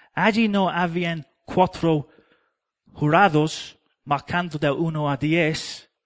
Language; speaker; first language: Spanish; non-native, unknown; English